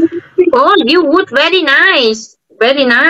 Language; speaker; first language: English; non-native, learner; Vietnamese